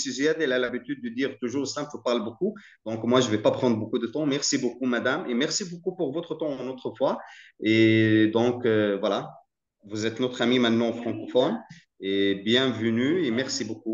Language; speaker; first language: French; non-native, fluent; Arabic